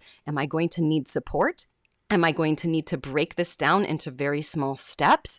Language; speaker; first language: English; native; English